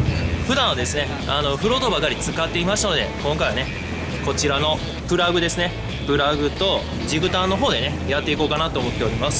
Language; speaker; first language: Japanese; native; Japanese